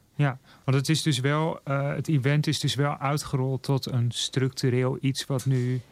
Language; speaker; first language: Dutch; native; Dutch